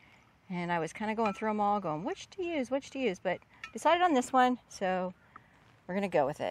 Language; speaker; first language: English; native; English